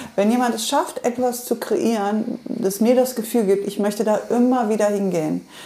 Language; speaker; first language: German; native; German